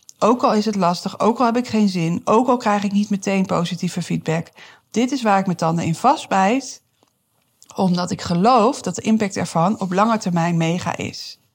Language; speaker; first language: Dutch; native; Dutch